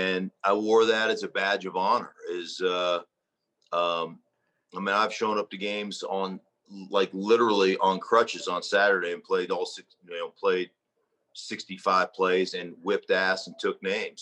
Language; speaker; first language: English; native; English